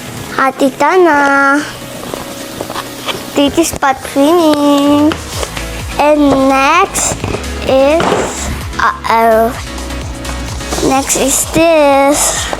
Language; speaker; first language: English; non-native, local second language; Filipino